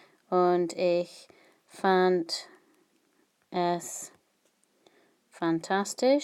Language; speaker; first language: German; non-native, fluent; English